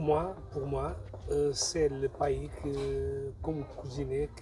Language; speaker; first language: French; non-native, learner; Portuguese